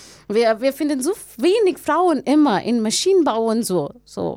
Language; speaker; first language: German; non-native, fluent; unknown